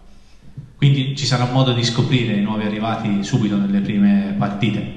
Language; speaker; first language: Italian; native; Italian